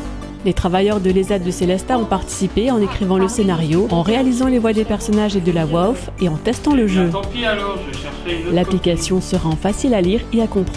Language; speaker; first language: French; native; French